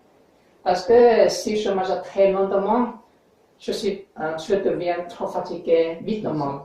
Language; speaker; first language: French; non-native, learner; English